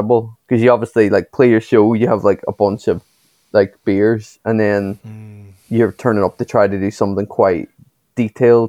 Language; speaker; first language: English; native; English